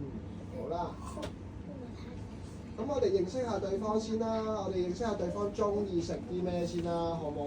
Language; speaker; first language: Cantonese; native; Cantonese